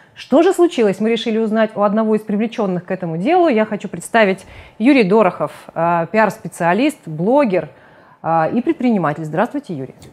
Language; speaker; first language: Russian; native; Russian